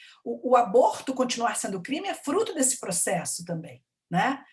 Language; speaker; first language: Portuguese; native; Portuguese